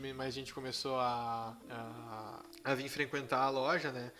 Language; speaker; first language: Portuguese; native; Portuguese